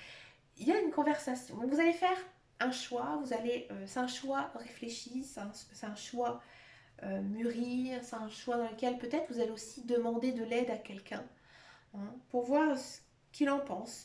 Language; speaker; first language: French; native; French